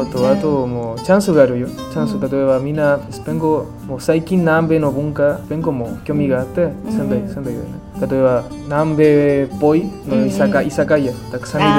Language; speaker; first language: Japanese; non-native, learner; Spanish